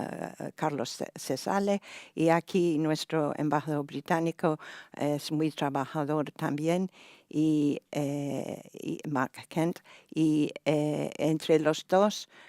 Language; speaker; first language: Spanish; non-native, fluent; English